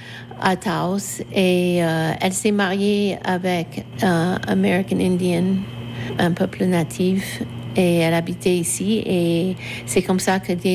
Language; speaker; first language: French; non-native, fluent; English